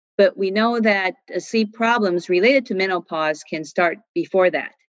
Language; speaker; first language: English; non-native, fluent; Chinese